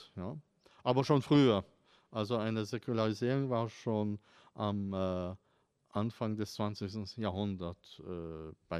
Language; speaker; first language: German; non-native, fluent; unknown